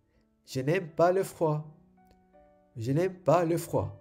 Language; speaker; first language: French; non-native, fluent; Sinhala